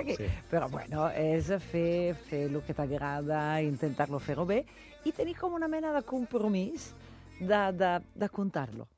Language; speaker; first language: Catalan; non-native, fluent; Italian